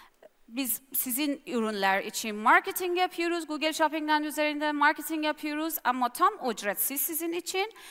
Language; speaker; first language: Turkish; non-native, learner; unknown